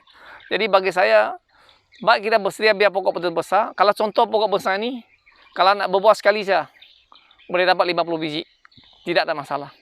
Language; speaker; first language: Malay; non-native, local second language; Chinese